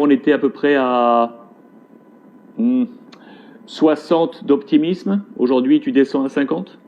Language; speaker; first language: French; native; French